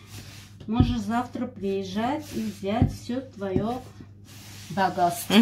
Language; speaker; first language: Russian; non-native, learner; Armenian